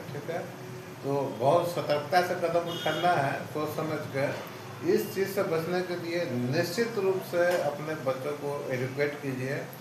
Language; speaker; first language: Hindi; native; Hindi